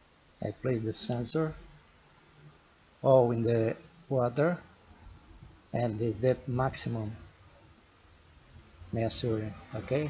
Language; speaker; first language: English; non-native, learner; Portuguese